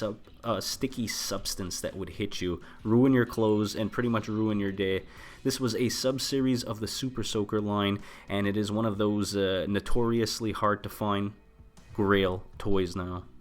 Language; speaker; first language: English; native; English